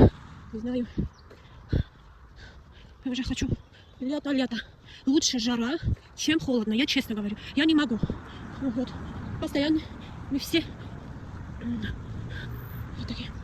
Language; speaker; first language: Russian; non-native, fluent; Armenian